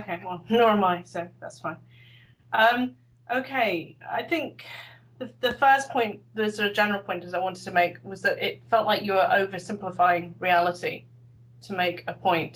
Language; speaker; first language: English; native; English